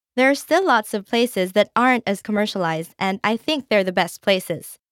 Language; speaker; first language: English; non-native, local second language; Filipino